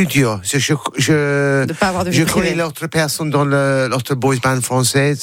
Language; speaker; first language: French; non-native, learner; English